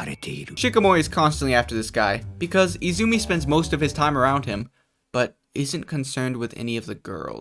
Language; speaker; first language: English; native; English